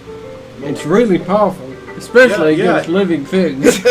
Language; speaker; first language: English; native; English